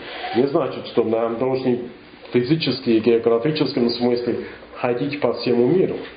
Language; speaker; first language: Russian; non-native, fluent; English